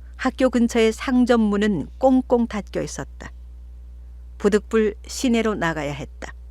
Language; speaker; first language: Korean; native; Korean